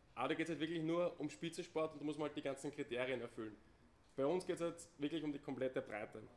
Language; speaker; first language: German; native; German